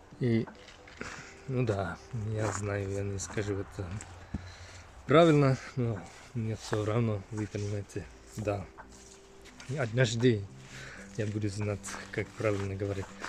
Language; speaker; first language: Russian; non-native, learner; Finnish